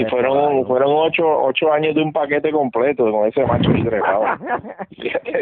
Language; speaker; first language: Spanish; native; Spanish